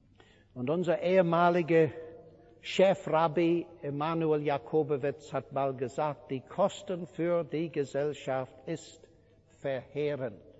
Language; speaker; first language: German; non-native, fluent; English